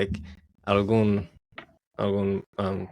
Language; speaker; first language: Spanish; non-native, learner; English